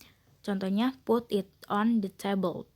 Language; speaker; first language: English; non-native, learner; Indonesian